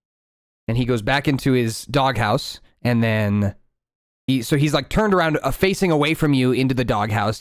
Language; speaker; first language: English; native; English